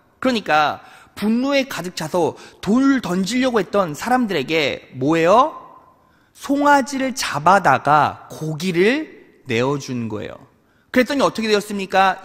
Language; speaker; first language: Korean; native; Korean